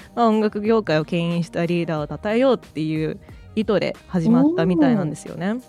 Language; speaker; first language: Japanese; early bilingual, heritage; English